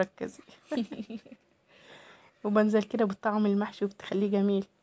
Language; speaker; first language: Arabic; native; Arabic